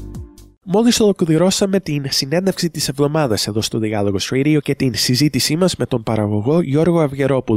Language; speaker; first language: Greek; native; Greek